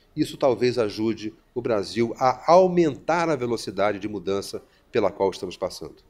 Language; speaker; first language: Portuguese; native; Portuguese